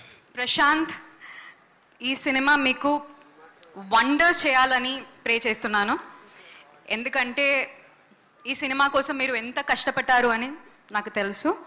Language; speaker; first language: Telugu; non-native, fluent; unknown